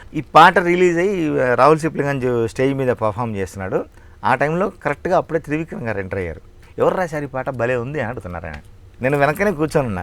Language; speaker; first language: Telugu; native; Telugu